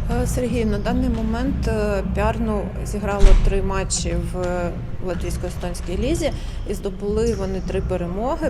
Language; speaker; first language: Ukrainian; native; Ukrainian